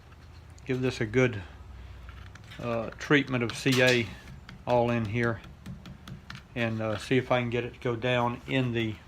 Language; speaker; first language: English; native; English